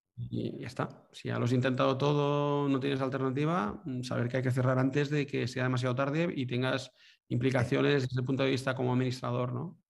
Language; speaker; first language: Spanish; native; Spanish